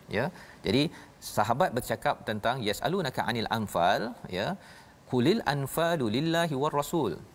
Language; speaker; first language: Malay; native; Malay